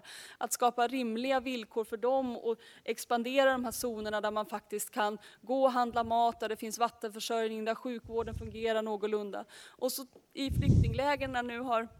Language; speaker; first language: Swedish; native; Swedish